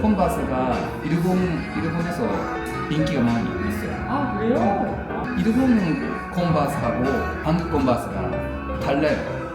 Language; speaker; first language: Korean; non-native, learner; Japanese